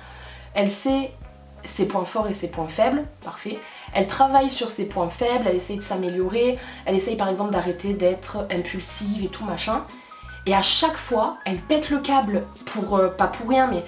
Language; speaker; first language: French; native; French